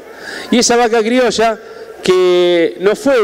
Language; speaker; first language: Spanish; native; Spanish